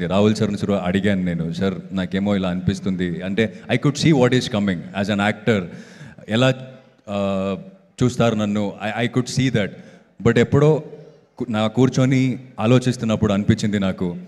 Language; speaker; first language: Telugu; non-native, local second language; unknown